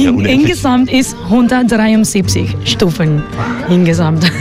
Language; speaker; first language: German; non-native, learner; Spanish